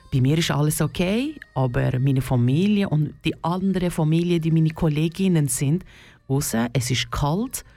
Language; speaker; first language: German; non-native, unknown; Turkish